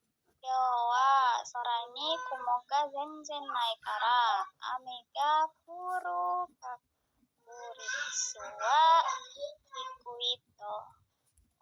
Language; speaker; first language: Japanese; non-native, learner; Indonesian